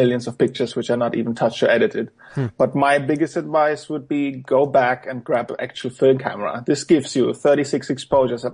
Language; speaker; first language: English; non-native, fluent; German